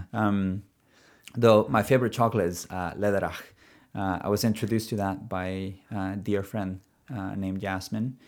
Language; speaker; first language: English; early bilingual, other home language; Spanish